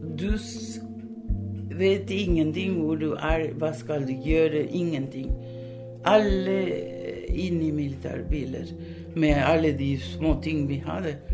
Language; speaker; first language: Norwegian; early bilingual, other home language; Spanish